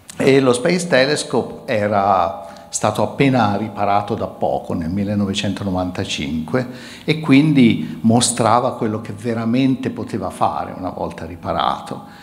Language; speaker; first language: Italian; native; Italian